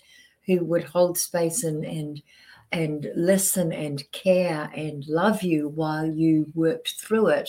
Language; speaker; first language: English; native; English